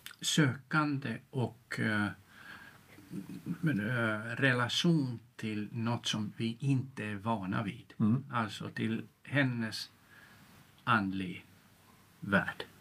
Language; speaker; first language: Swedish; non-native, local second language; Finnish